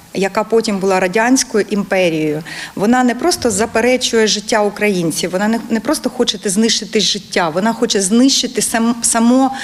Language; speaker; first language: Ukrainian; non-native, local second language; Russian